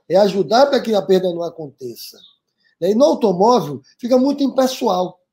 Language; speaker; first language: Portuguese; native; Portuguese